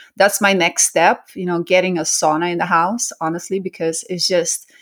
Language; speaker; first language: English; early bilingual, other home language; Russian